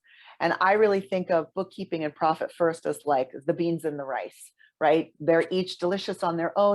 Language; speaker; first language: English; native; English